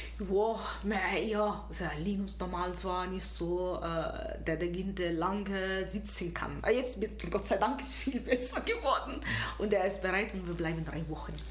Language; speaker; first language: German; non-native, fluent; Arabic